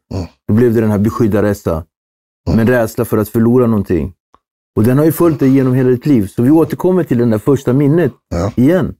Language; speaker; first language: Swedish; native; Swedish